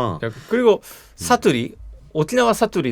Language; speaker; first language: Korean; non-native, fluent; Japanese